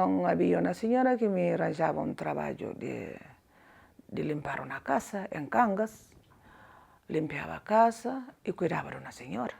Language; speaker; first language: Spanish; non-native, learner; Kabuverdianu